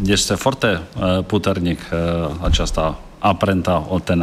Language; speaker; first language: Romanian; non-native, learner; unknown